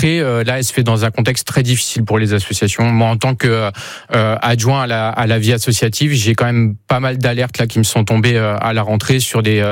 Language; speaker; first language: French; native; French